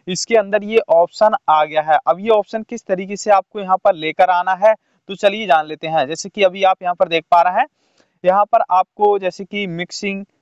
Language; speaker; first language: Hindi; native; Hindi